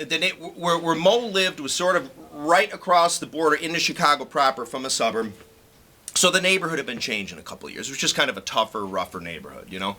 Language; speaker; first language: English; native; English